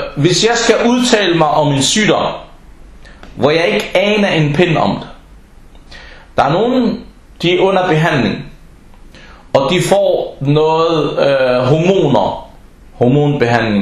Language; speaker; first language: Danish; non-native, fluent; Arabic